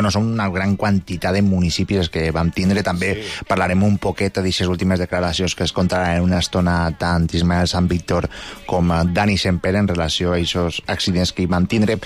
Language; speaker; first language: Catalan; native; Catalan